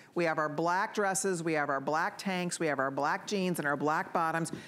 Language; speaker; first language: English; native; English